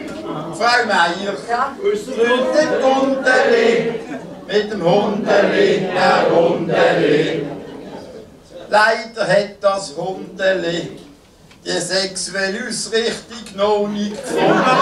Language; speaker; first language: German; native; German